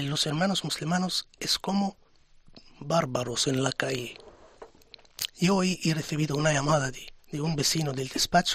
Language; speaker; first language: Spanish; non-native, fluent; Arabic